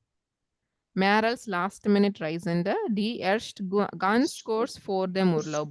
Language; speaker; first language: German; non-native, fluent; Tamil